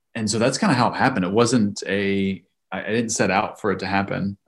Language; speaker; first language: English; native; English